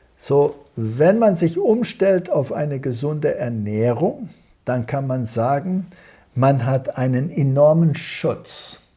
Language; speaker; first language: German; early bilingual, heritage; German